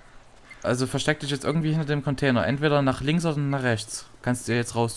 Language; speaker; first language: German; native; German